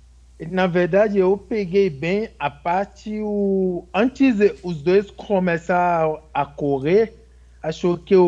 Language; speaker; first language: Portuguese; non-native, fluent; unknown